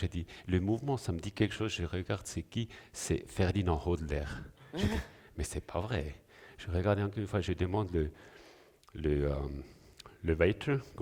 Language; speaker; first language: French; non-native, local second language; German